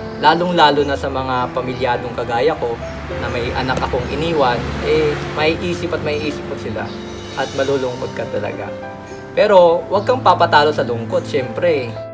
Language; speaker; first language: Filipino; native; Filipino